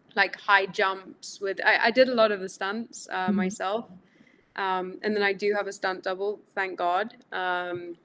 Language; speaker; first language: English; early bilingual, other home language; Greek